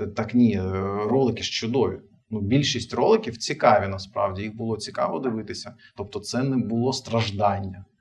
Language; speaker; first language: Ukrainian; non-native, local second language; Russian